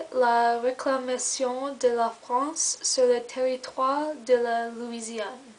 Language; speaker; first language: French; non-native, learner; English